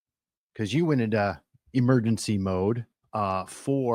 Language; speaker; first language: English; native; English